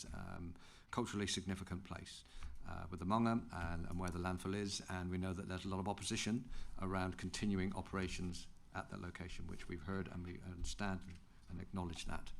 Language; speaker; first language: English; native; English